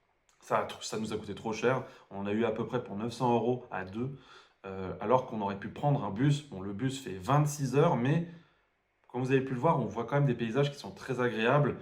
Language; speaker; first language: French; native; French